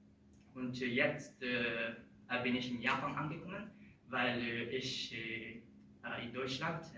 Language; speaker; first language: German; non-native, learner; Japanese